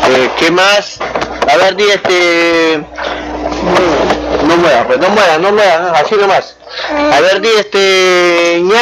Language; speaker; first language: Spanish; native; Spanish